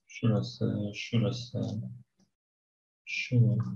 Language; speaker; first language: Turkish; non-native, fluent; Persian